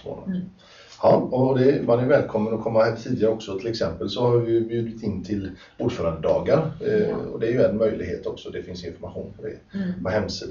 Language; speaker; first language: Swedish; native; Swedish